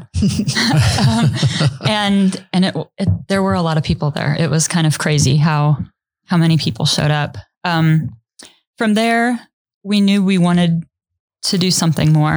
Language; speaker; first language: English; native; English